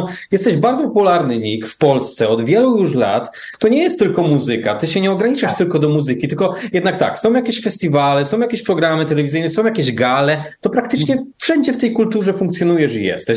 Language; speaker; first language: Polish; native; Polish